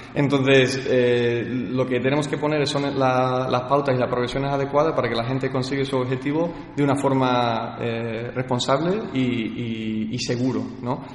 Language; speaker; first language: Spanish; early bilingual, heritage; Spanish